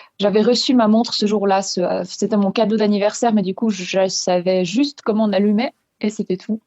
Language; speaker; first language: French; non-native, local second language; Swiss German